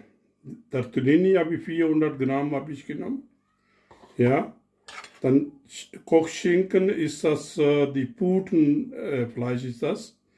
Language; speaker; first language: German; non-native, learner; Urdu